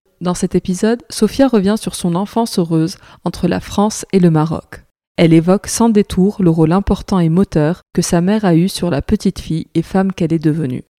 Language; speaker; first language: French; native; French